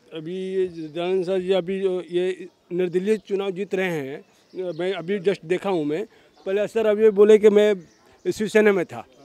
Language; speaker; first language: Hindi; non-native, local second language; Marathi